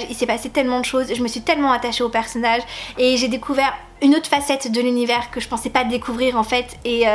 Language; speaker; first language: French; native; French